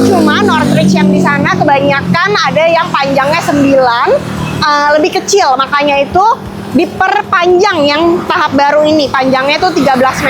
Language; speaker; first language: Indonesian; native; Indonesian